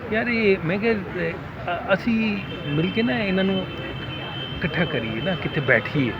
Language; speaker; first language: Urdu; non-native, local second language; Punjabi